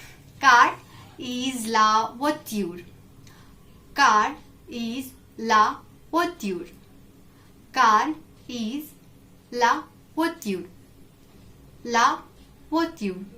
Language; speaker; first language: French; non-native, learner; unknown